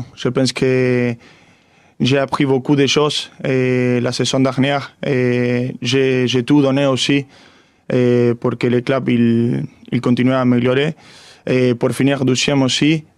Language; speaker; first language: French; non-native, fluent; Spanish